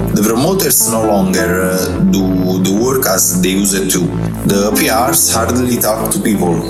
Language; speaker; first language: English; non-native, fluent; Italian